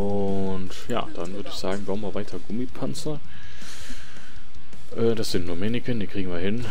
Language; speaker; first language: German; native; German